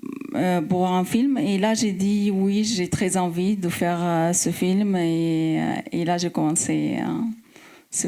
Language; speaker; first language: French; non-native, fluent; Arabic